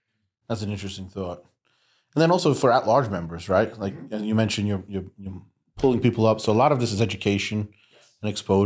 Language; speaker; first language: English; native; English